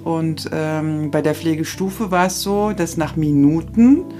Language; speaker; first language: German; native; German